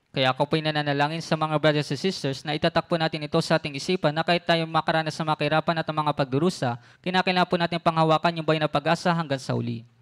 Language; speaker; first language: Filipino; native; Filipino